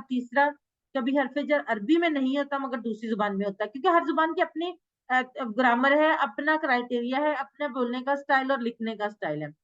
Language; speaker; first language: Urdu; native; Urdu